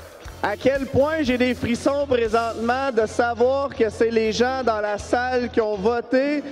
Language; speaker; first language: French; native; French